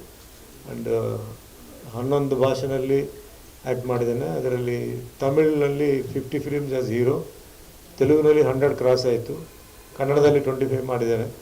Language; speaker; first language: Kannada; non-native, local second language; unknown